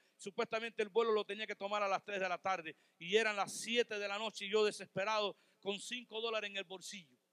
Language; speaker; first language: Spanish; native; Spanish